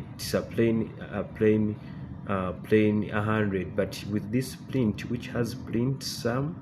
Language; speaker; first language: English; non-native, local second language; Ganda